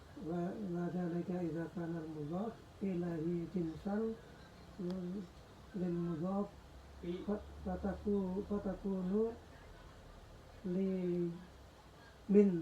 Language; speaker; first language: Arabic; non-native, learner; Indonesian